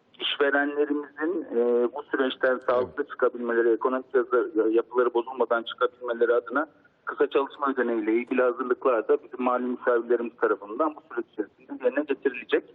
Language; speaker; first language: Turkish; native; Turkish